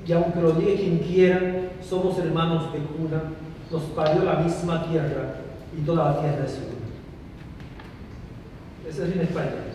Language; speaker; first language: Spanish; native; Spanish